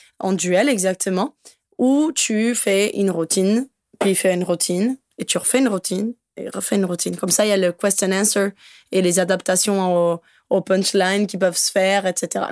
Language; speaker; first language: French; non-native, fluent; Portuguese